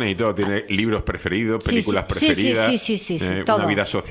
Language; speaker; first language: Spanish; native; Spanish